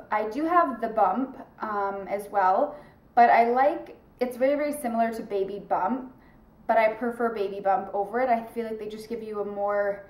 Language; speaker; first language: English; native; English